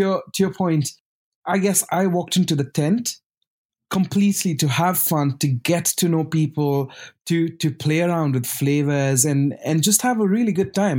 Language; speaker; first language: English; non-native, local second language; Tamil